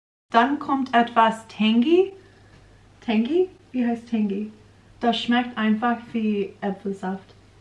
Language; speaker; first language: German; non-native, learner; English